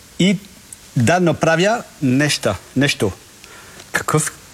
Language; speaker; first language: Bulgarian; non-native, learner; French